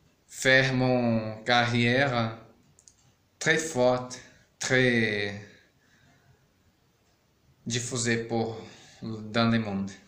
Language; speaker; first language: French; non-native, learner; Portuguese